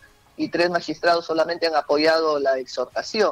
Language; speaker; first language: Spanish; native; Spanish